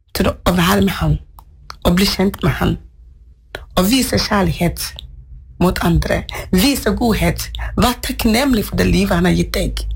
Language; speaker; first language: Norwegian; non-native, fluent; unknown